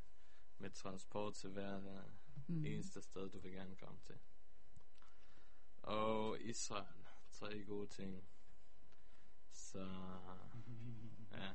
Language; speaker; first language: Danish; early bilingual, heritage; Hebrew